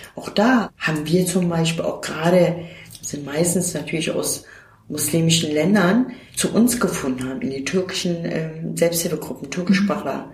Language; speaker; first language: German; non-native, fluent; Turkish